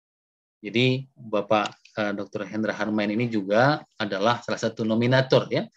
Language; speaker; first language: Indonesian; native; Indonesian